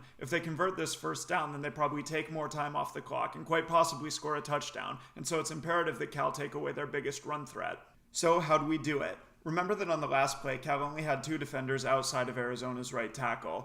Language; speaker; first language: English; native; English